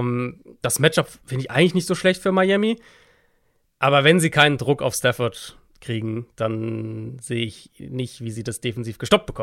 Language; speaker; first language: German; native; German